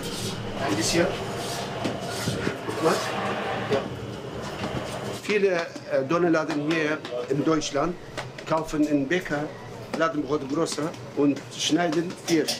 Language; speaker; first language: German; non-native, learner; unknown